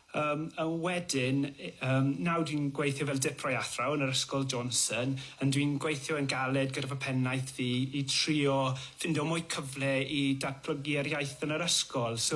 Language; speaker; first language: Welsh; non-native, local second language; English